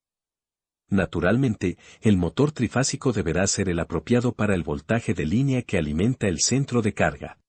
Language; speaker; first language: Spanish; native; Spanish